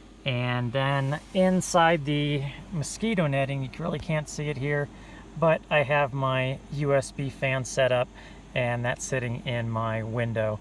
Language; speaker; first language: English; native; English